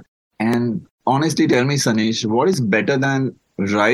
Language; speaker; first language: English; non-native, local second language; Malayalam